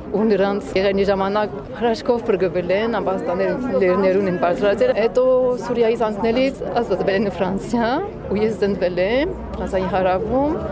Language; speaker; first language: Armenian; early bilingual, heritage; Armenian